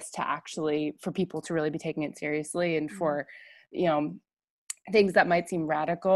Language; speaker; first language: English; native; English